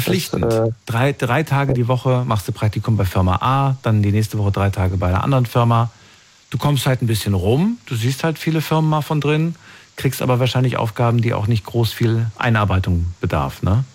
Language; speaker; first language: German; native; German